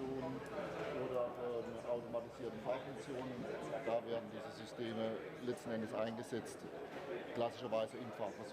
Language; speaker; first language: German; native; German